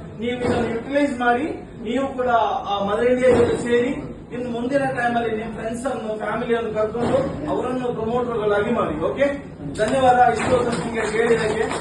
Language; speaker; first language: Kannada; non-native, local second language; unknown